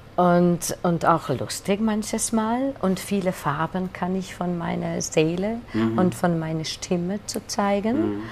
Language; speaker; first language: German; non-native, fluent; Hungarian